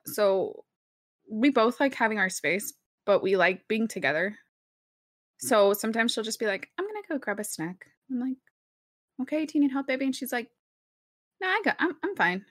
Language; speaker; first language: English; early bilingual, other home language; Spanish